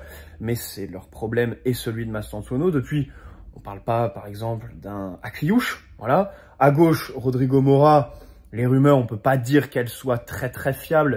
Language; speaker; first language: French; native; French